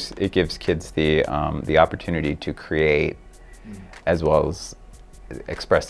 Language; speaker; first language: English; native; English